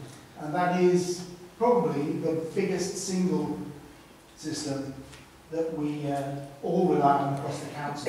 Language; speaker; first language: English; native; English